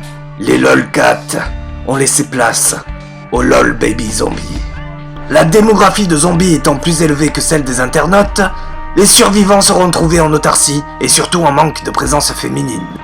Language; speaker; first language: French; native; French